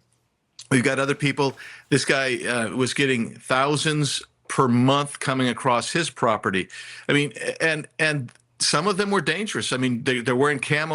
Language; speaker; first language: English; native; English